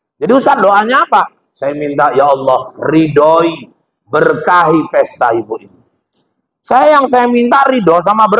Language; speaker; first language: Indonesian; native; Indonesian